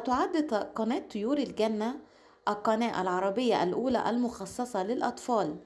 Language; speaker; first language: Arabic; native; Arabic